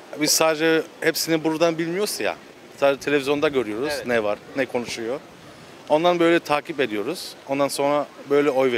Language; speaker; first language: Turkish; early bilingual, heritage; Turkish